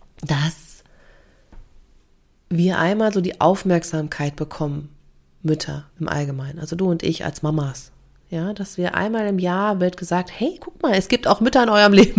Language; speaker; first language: German; native; German